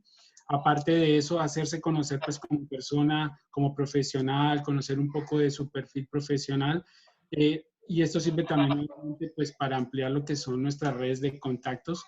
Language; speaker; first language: Spanish; native; Spanish